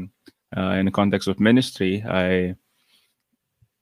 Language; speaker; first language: English; non-native, local second language; Cebuano